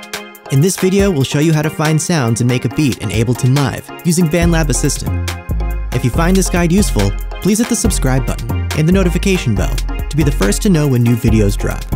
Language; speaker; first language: English; native; English